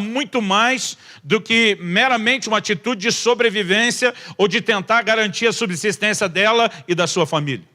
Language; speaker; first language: Portuguese; native; Portuguese